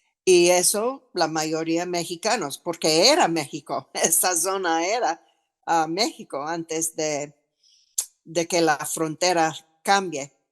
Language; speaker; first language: Spanish; non-native, fluent; English